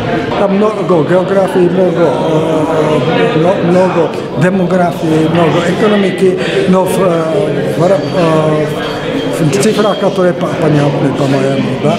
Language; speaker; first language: Russian; non-native, learner; Czech